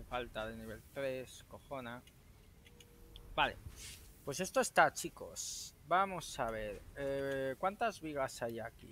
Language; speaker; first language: Spanish; native; Spanish